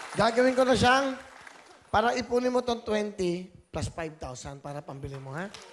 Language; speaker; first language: Filipino; native; Filipino